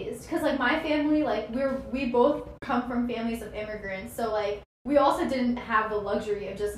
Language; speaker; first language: English; native; English